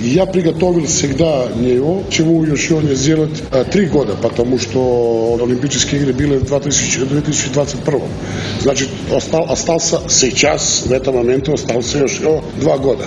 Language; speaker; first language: Russian; non-native, learner; Serbian